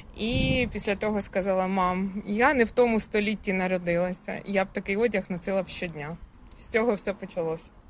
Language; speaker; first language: Ukrainian; native; Ukrainian